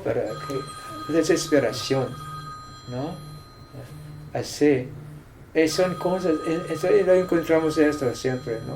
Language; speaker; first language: Spanish; non-native, fluent; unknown